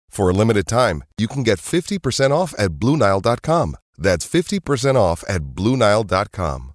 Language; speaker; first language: English; native; English